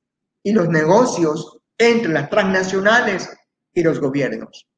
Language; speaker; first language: Spanish; native; Spanish